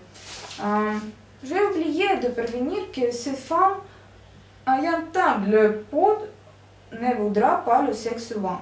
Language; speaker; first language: French; non-native, learner; Russian